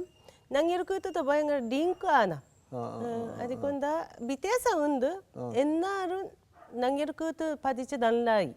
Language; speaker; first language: Malayalam; non-native, learner; Japanese